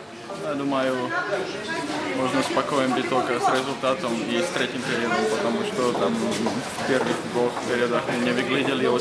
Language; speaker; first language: Russian; non-native, fluent; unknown